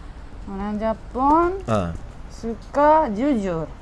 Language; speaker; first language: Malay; non-native, fluent; Japanese